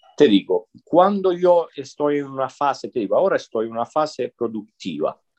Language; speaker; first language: Spanish; non-native, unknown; Italian